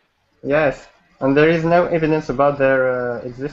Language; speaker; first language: English; non-native, learner; Turkish